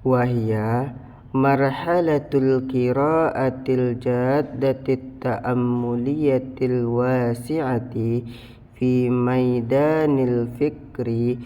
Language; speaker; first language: Arabic; non-native, learner; Indonesian